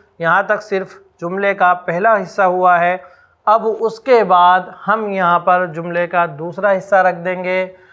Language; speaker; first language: Urdu; native; Urdu